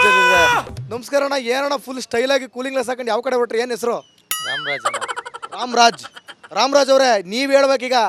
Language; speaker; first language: Kannada; native; Kannada